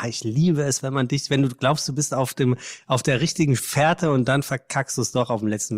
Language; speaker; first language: German; native; German